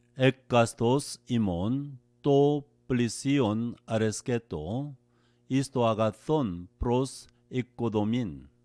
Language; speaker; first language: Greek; non-native, learner; Korean